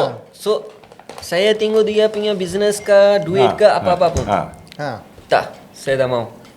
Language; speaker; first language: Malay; non-native, learner; Punjabi